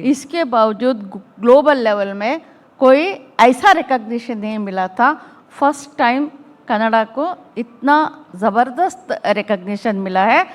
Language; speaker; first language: Hindi; non-native, local second language; Urdu